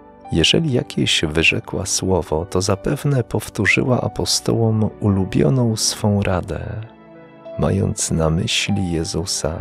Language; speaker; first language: Polish; native; Polish